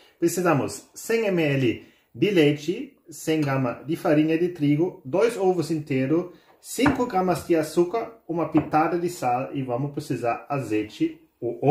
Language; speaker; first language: Portuguese; non-native, learner; German